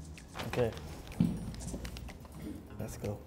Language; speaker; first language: English; non-native, learner; Korean